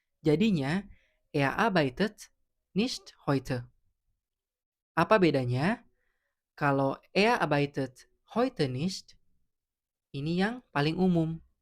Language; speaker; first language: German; non-native, fluent; Indonesian